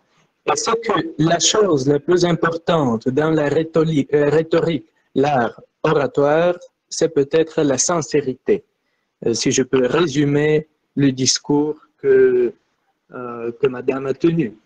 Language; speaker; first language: French; non-native, fluent; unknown